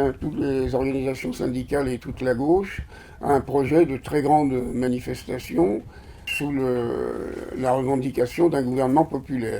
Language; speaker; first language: French; native; French